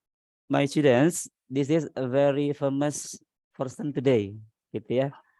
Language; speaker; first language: English; non-native, learner; Indonesian